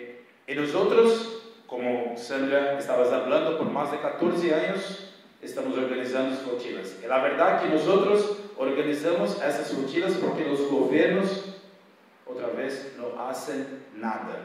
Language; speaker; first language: Spanish; non-native, fluent; Portuguese